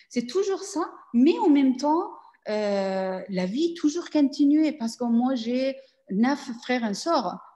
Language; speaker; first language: French; non-native, learner; Persian